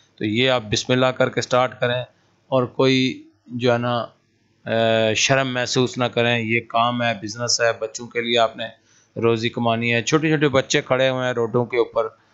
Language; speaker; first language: Urdu; non-native, local second language; Punjabi